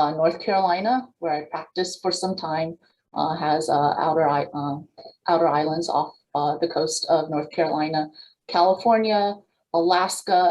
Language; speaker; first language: English; native; English